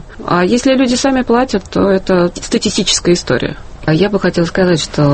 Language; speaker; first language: Russian; native; Russian